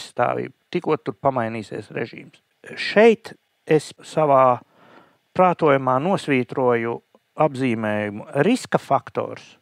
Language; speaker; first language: Latvian; native; Latvian